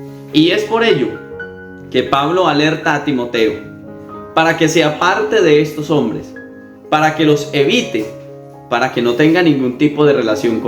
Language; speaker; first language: Spanish; native; Spanish